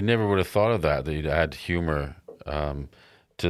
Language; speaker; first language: English; native; English